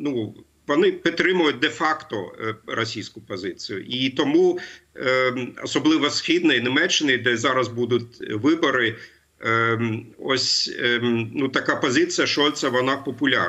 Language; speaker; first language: Ukrainian; non-native, fluent; German